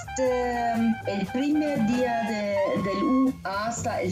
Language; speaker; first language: Spanish; non-native, learner; German